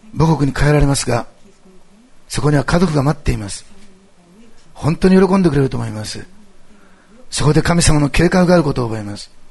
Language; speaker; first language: Japanese; native; Japanese